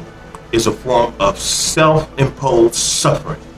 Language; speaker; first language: English; native; English